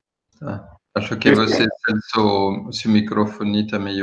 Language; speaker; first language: Portuguese; non-native, fluent; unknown